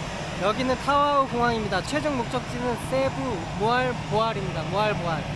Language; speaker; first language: Korean; native; Korean